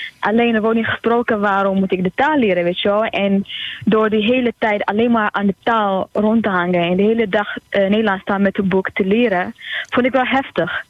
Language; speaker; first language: Dutch; non-native, fluent; Tigrinya